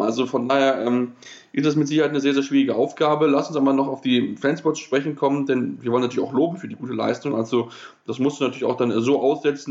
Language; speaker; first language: German; native; German